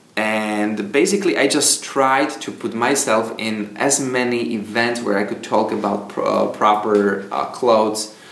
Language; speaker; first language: English; non-native, fluent; Czech